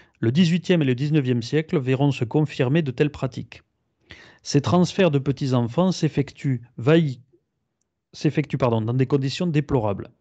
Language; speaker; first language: French; native; French